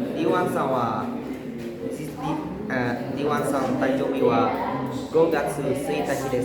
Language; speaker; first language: Japanese; non-native, learner; Indonesian